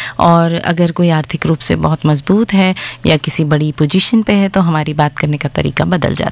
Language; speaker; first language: Hindi; native; Hindi